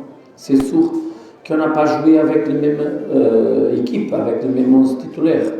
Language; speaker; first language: French; non-native, fluent; Portuguese